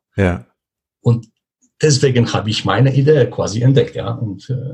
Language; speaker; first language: German; non-native, learner; Polish